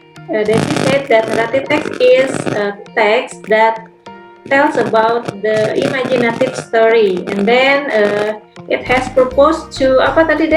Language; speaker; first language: English; non-native, fluent; Indonesian